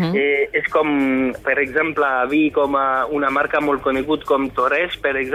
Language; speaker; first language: Catalan; non-native, fluent; French